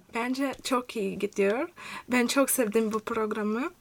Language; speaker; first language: Turkish; non-native, fluent; Lithuanian